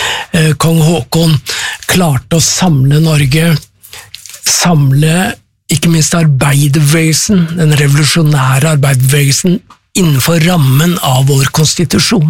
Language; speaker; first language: Norwegian; native; Norwegian